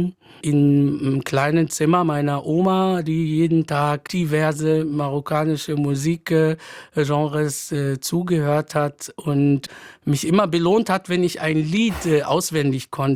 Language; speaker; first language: German; non-native, fluent; Arabic